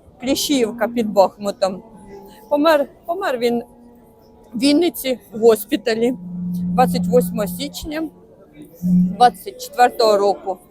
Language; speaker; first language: Ukrainian; native; Ukrainian